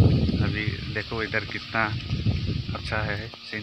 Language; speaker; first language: Hindi; non-native, local second language; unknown